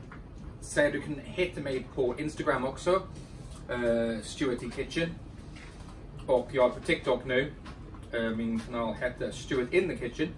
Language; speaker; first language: Swedish; non-native, fluent; English